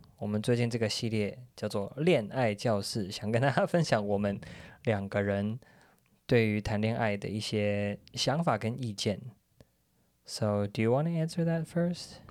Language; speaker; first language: Chinese; early bilingual, heritage; Chinese